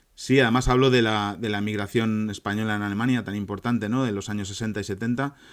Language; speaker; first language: Spanish; native; Spanish